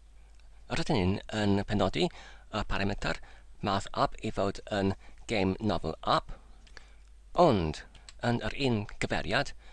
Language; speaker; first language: Welsh; non-native, learner; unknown